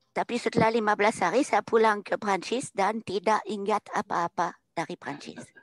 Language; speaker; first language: Indonesian; non-native, fluent; French